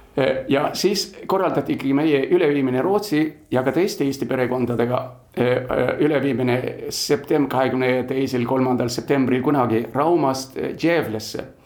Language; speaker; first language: Estonian; early bilingual, heritage; Estonian